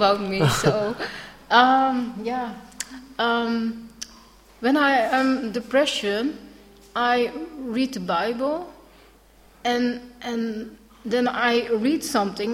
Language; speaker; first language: English; non-native, learner; Dutch